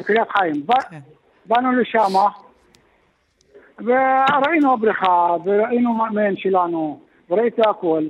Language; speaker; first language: Hebrew; non-native, local second language; Arabic